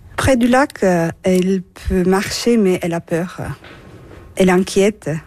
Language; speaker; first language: French; non-native, learner; Turkish